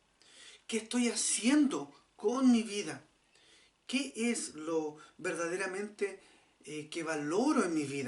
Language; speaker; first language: Spanish; native; Spanish